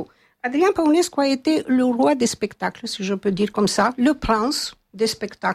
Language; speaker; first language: French; non-native, fluent; Romanian